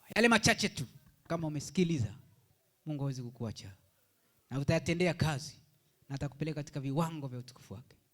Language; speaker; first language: Swahili; native; Swahili